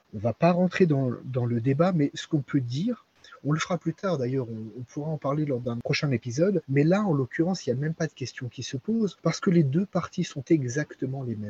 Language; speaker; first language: French; native; French